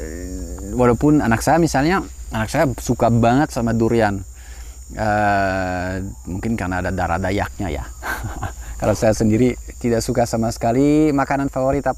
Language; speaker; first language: Indonesian; non-native, fluent; French